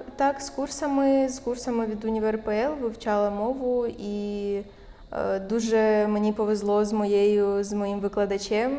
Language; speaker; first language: Ukrainian; native; Ukrainian